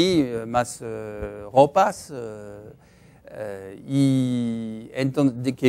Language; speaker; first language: Spanish; non-native, fluent; French